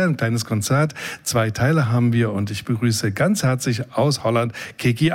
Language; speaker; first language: German; native; German